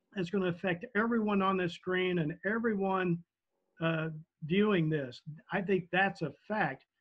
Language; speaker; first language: English; native; English